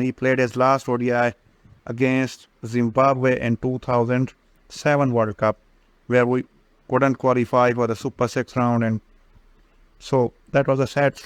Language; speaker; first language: English; non-native, local second language; Urdu